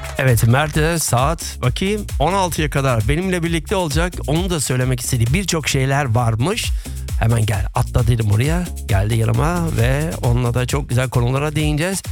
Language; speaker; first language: Turkish; early bilingual, heritage; Turkish